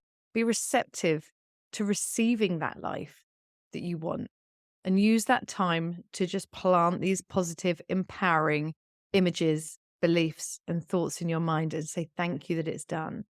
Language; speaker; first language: English; native; English